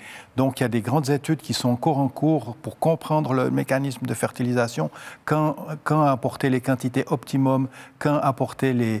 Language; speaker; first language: French; native; French